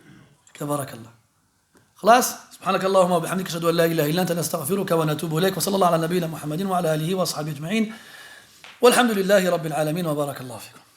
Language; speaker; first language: Arabic; early bilingual, heritage; French